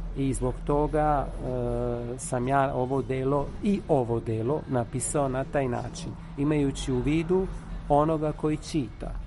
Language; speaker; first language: Serbian; non-native, fluent; Italian